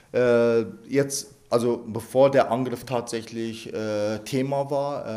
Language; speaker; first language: German; early bilingual, other home language; Arabic